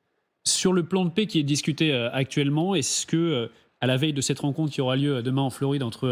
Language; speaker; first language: French; native; French